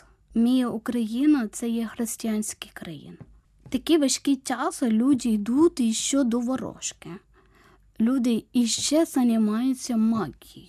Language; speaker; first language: Ukrainian; non-native, fluent; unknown